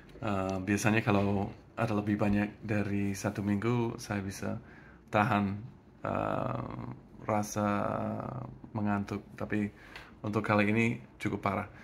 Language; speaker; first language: Indonesian; non-native, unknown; English